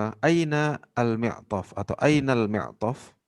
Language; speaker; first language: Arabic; non-native, learner; Indonesian